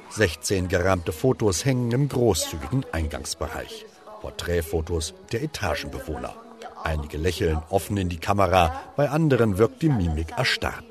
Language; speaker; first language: German; native; German